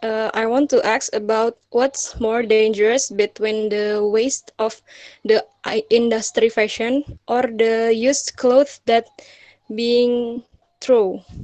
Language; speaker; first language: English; non-native, local second language; Indonesian